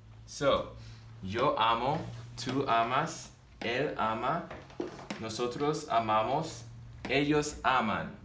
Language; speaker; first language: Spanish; non-native, fluent; English